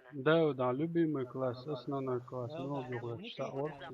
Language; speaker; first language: Russian; non-native, local second language; Chechen